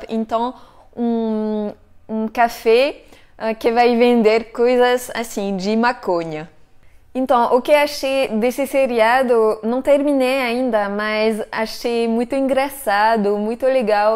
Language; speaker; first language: Portuguese; non-native, fluent; French